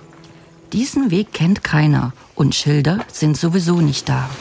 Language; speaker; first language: German; native; German